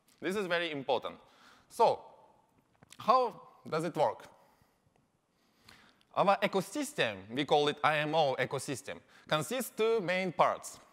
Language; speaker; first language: English; non-native, learner; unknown